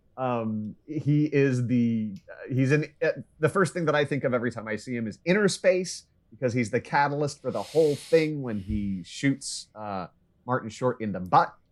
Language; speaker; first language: English; native; English